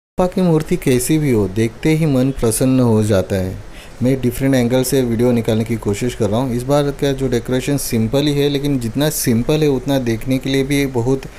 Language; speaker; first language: Hindi; non-native, local second language; Marathi